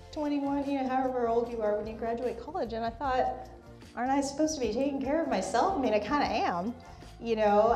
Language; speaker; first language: English; native; English